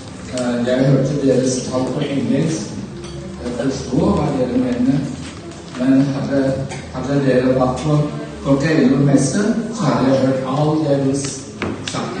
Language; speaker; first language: Norwegian; non-native, fluent; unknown